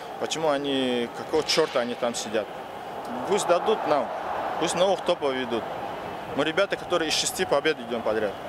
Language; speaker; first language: Russian; non-native, local second language; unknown